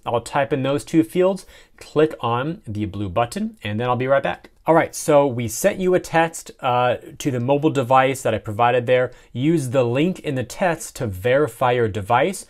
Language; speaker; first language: English; native; English